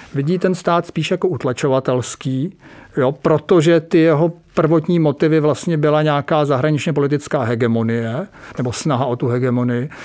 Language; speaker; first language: Czech; native; Czech